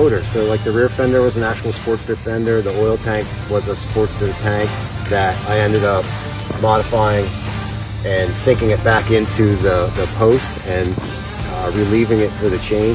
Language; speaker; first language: English; native; English